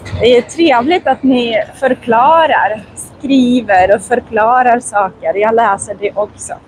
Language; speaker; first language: Swedish; non-native, fluent; Russian